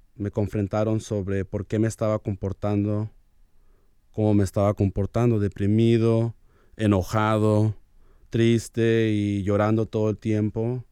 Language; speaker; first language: Spanish; early bilingual, heritage; Spanish